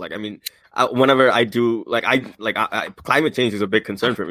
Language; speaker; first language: English; non-native, local second language; Bangla